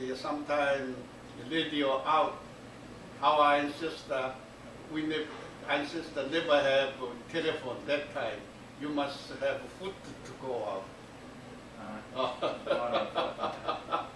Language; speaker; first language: English; non-native, learner; Korean